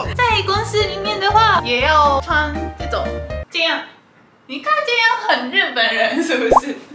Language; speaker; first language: Chinese; non-native, fluent; Japanese